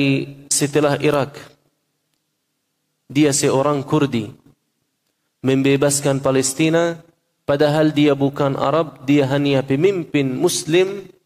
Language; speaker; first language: Indonesian; non-native, fluent; Arabic